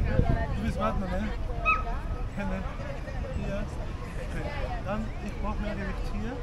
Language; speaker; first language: German; non-native, learner; Spanish